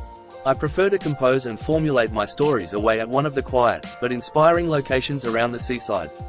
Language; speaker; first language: English; native; English